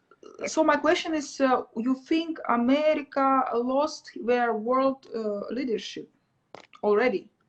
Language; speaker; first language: English; non-native, learner; Russian